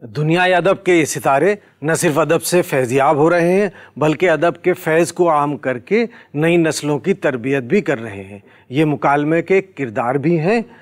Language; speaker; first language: Urdu; native; Urdu